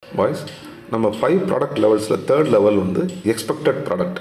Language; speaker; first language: English; non-native, local second language; Tamil